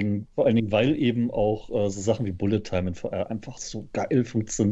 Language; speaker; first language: German; native; German